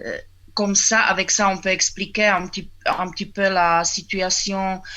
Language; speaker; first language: French; non-native, fluent; Czech